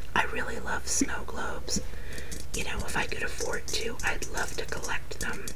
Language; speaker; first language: English; native; English